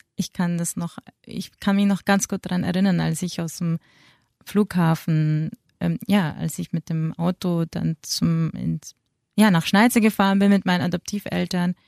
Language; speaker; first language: German; early bilingual, other home language; Filipino